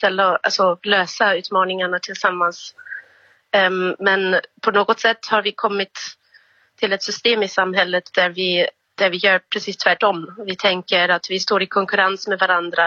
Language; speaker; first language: Swedish; non-native, fluent; German